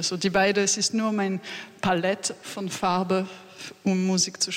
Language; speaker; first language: German; non-native, learner; French